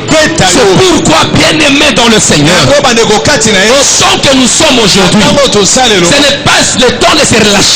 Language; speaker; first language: French; non-native, local second language; Lingala